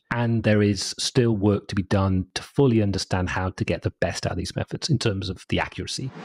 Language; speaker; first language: English; native; English